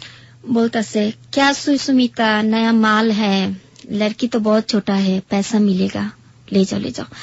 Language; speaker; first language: Hindi; non-native, learner; Bangla